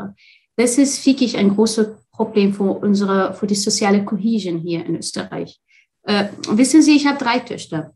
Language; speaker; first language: German; non-native, fluent; Arabic